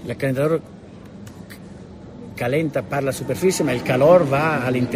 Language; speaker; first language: Spanish; non-native, learner; Italian